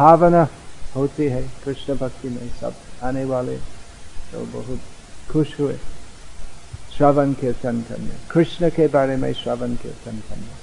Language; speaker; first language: Hindi; non-native, learner; English